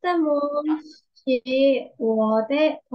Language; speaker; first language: Chinese; non-native, learner; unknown